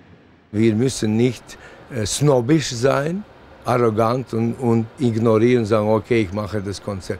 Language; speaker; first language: German; non-native, fluent; Latvian